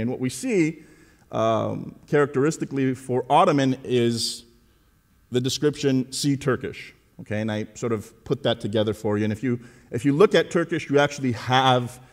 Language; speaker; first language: English; early bilingual, other home language; Greek